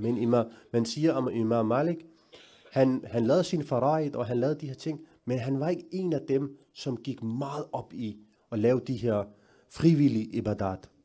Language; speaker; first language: Danish; early bilingual, other home language; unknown